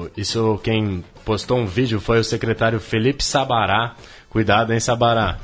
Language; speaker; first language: Portuguese; native; Portuguese